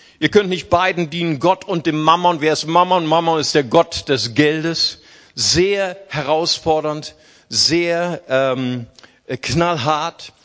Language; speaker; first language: German; early bilingual, other home language; Portuguese